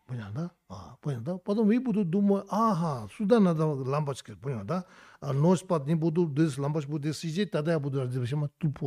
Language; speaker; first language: Russian; non-native, learner; Tibetan